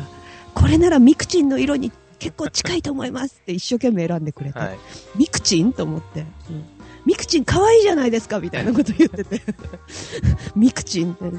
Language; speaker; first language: Japanese; native; Japanese